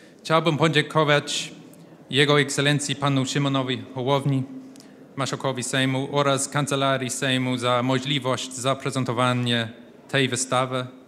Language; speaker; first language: Polish; non-native, fluent; English